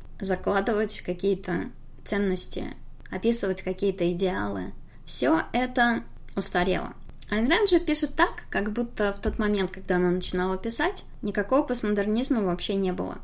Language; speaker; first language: Russian; native; Russian